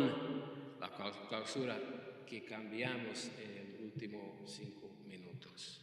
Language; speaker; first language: Spanish; non-native, fluent; Hungarian